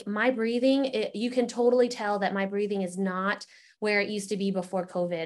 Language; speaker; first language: English; native; English